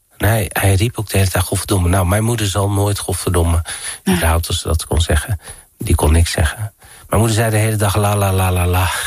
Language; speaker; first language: Dutch; early bilingual, other home language; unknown